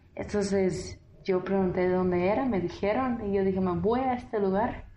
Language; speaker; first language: Spanish; non-native, fluent; English